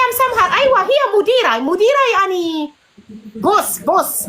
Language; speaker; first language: Arabic; non-native, learner; Amharic